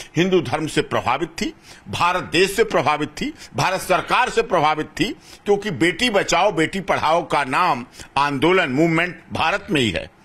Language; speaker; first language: Hindi; native; Hindi